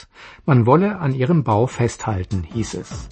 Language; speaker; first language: German; native; German